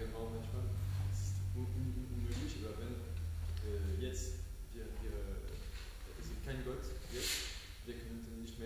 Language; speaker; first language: German; non-native, learner; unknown